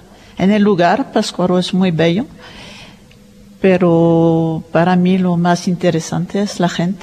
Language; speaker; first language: Spanish; non-native, fluent; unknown